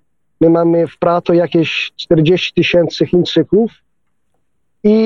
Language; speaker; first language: Polish; non-native, fluent; Italian